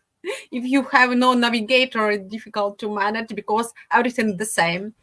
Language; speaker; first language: English; non-native, fluent; Ukrainian